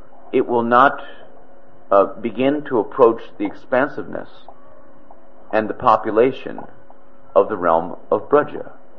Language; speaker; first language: English; native; English